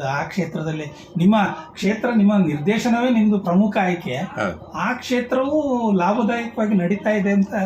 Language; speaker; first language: Kannada; native; Kannada